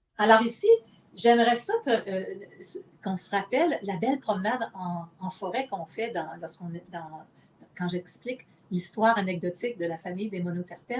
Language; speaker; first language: French; native; French